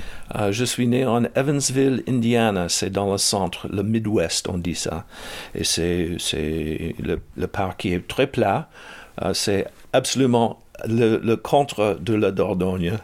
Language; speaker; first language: French; early bilingual, heritage; English